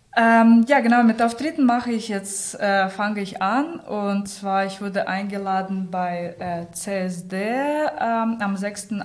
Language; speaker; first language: German; non-native, learner; Russian